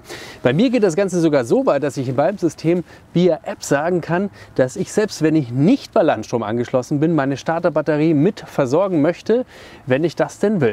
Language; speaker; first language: German; native; German